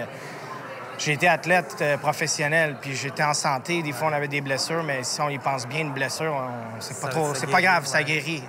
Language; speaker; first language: French; native; French